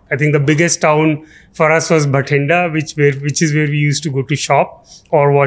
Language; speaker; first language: English; non-native, local second language; Punjabi